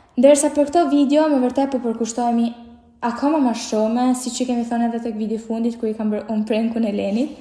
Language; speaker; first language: Albanian; early bilingual, heritage; Albanian